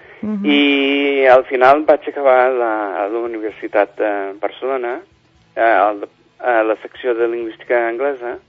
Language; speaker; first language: Catalan; non-native, fluent; English